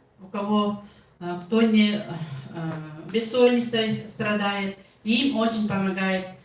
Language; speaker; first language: Russian; non-native, local second language; Yakut